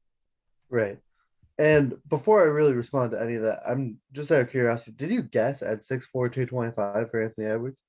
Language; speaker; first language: English; native; English